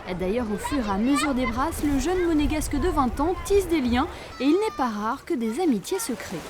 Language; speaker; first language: French; native; French